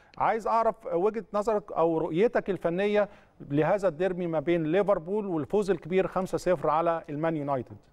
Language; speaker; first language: Arabic; native; Arabic